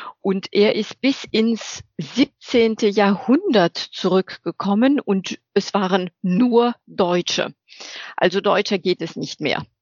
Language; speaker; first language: German; early bilingual, heritage; German